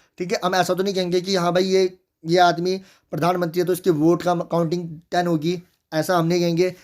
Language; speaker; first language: Hindi; native; Hindi